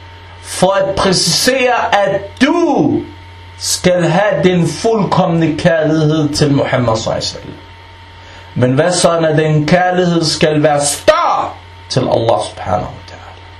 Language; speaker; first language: Danish; non-native, fluent; Arabic